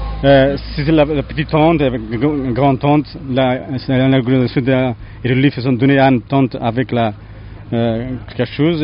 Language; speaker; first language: French; non-native, learner; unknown